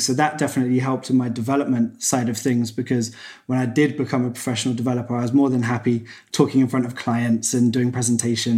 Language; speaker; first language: English; native; English